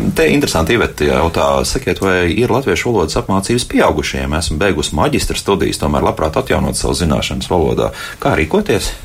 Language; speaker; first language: Latvian; native; Latvian